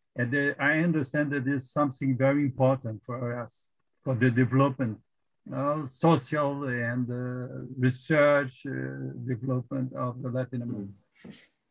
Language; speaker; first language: English; non-native, fluent; Portuguese